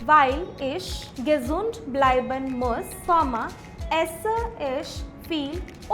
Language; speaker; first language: German; non-native, fluent; Hindi